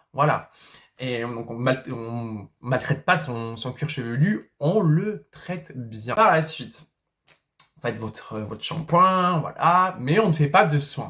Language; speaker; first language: French; native; French